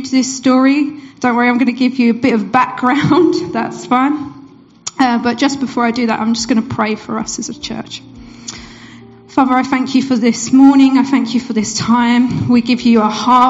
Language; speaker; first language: English; native; English